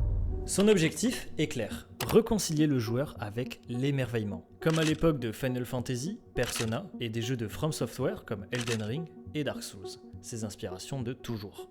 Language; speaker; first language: French; native; French